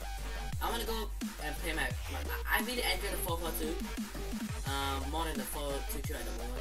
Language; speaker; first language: English; native; English